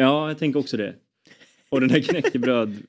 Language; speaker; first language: Swedish; native; Swedish